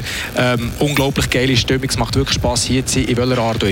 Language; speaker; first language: German; native; German